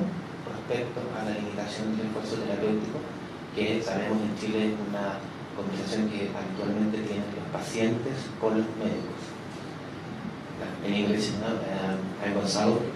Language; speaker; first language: Spanish; native; Spanish